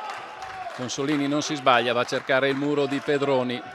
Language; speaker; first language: Italian; native; Italian